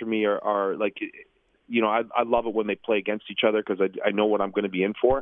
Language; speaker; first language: English; native; English